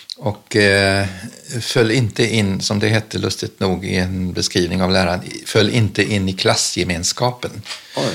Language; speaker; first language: Swedish; early bilingual, other home language; German